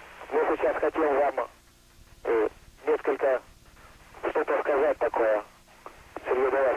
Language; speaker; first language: Russian; non-native, learner; English